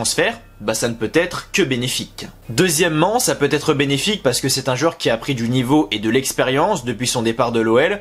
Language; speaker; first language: French; native; French